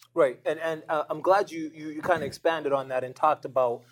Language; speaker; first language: English; non-native, local second language; Shona